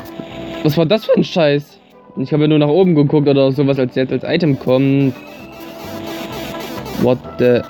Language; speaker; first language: German; native; German